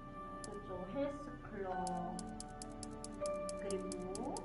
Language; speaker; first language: Korean; non-native, fluent; Indonesian